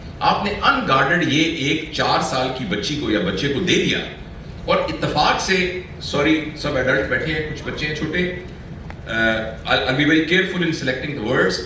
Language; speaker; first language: Urdu; non-native, local second language; Punjabi